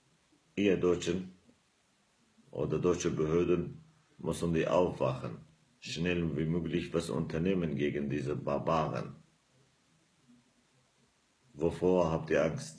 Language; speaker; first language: German; non-native, fluent; Kurdish